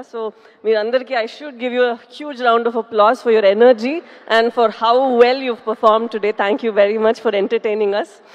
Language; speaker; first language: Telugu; non-native, local second language; Tamil